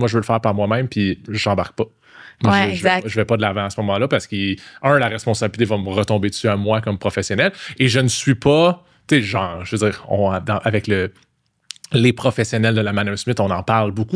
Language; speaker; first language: French; native; French